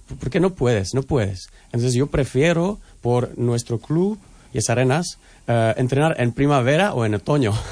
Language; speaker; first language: Spanish; non-native, fluent; Czech